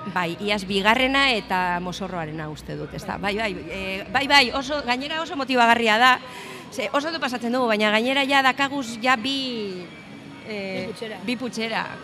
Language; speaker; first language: Basque; native; Basque